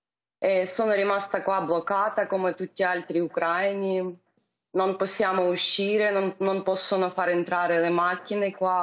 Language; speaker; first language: Italian; non-native, fluent; Ukrainian